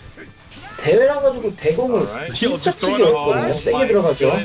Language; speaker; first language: Korean; native; Korean